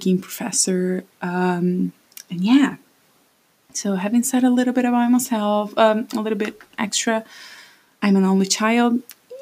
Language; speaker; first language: English; non-native, fluent; Portuguese